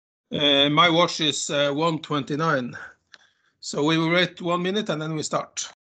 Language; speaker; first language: English; non-native, fluent; Norwegian